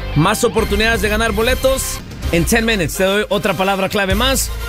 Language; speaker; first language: Spanish; early bilingual, heritage; Spanish